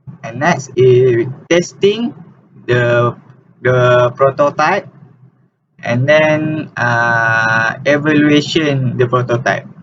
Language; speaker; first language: English; non-native, local second language; Malay